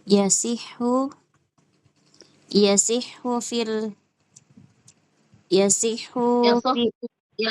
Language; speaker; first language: Arabic; non-native, learner; Indonesian